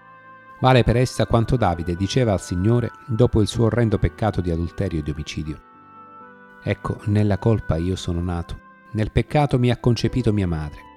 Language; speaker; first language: Italian; native; Italian